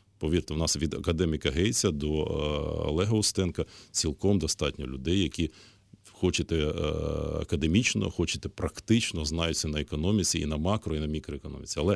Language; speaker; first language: Ukrainian; native; Ukrainian